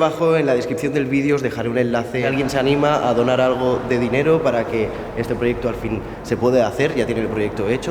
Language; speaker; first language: Spanish; native; Spanish